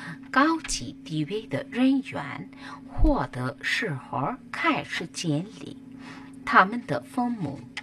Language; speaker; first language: Chinese; non-native, fluent; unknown